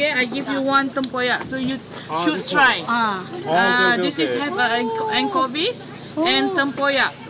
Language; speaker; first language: English; non-native, local second language; Malay